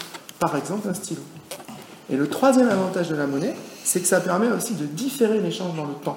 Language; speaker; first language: French; native; French